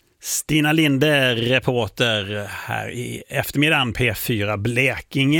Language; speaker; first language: Swedish; native; Swedish